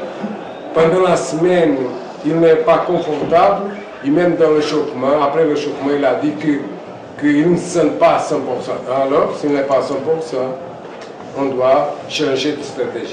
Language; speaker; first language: French; non-native, fluent; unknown